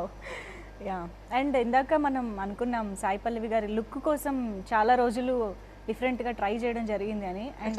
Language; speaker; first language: Telugu; native; Telugu